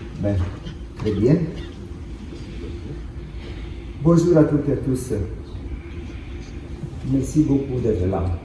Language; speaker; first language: French; non-native, fluent; Italian